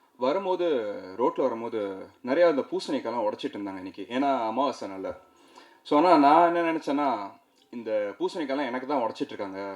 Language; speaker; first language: Tamil; native; Tamil